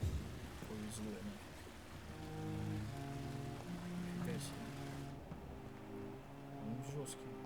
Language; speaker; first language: Russian; native; Russian